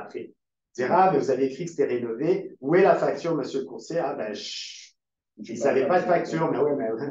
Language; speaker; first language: French; native; French